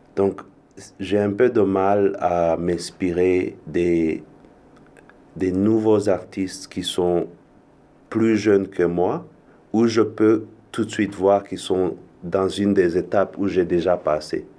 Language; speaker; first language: French; non-native, local second language; Kinyarwanda